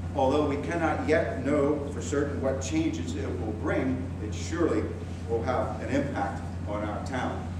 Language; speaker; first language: English; native; English